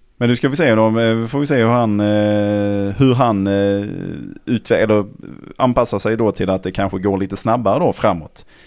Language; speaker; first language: Swedish; native; Swedish